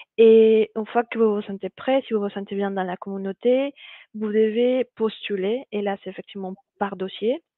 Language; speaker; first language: French; non-native, fluent; Spanish